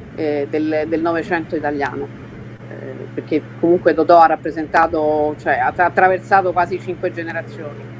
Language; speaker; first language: Italian; early bilingual, heritage; Italian